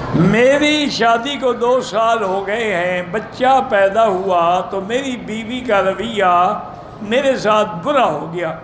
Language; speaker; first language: Urdu; non-native, local second language; Punjabi